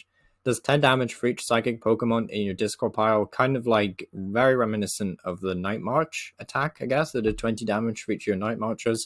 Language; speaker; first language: English; native; English